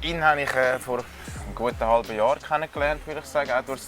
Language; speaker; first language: German; native; German